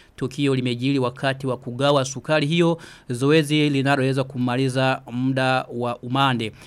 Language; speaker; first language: Swahili; non-native, local second language; Rundi